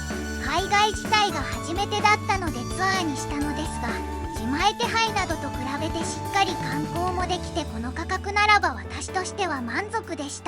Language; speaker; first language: Japanese; native; Japanese